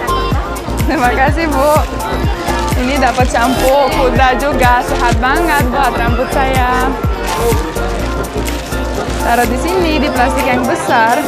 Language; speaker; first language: Indonesian; non-native, fluent; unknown